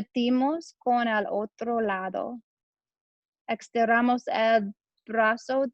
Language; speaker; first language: Spanish; non-native, learner; English